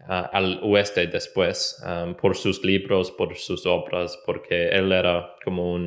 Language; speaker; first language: Spanish; non-native, learner; English